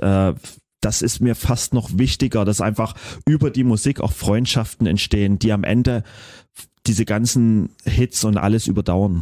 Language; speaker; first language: German; native; German